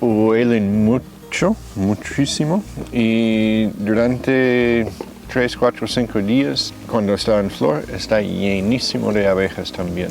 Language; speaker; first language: Spanish; non-native, fluent; English